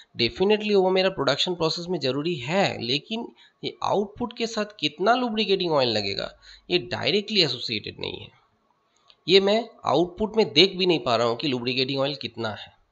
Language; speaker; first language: Hindi; non-native, local second language; Bangla